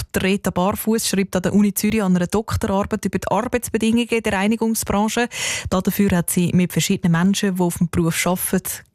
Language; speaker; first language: German; native; German